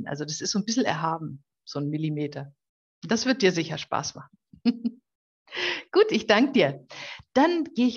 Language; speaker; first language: German; native; German